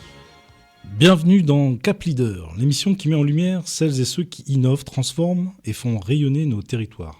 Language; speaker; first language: French; native; French